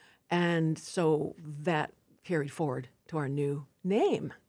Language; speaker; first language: English; early bilingual, other home language; French